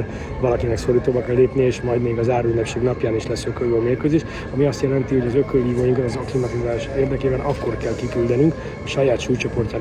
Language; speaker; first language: Hungarian; native; Hungarian